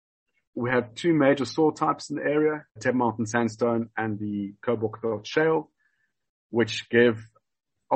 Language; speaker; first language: English; native; English